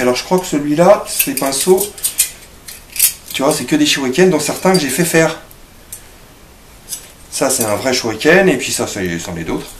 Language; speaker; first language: French; native; French